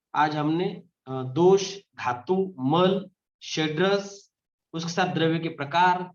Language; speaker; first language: Hindi; non-native, local second language; Marathi